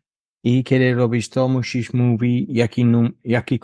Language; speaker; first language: Polish; non-native, learner; English